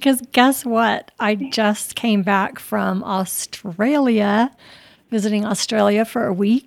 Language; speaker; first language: English; native; English